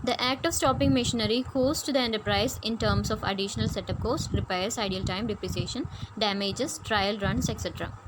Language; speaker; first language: English; non-native, local second language; Malayalam